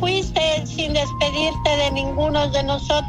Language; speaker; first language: Spanish; native; Spanish